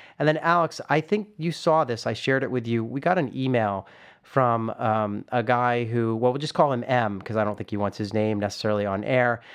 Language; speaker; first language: English; native; English